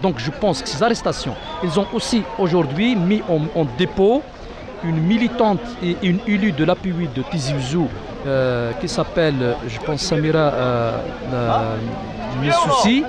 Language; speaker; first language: French; non-native, local second language; Arabic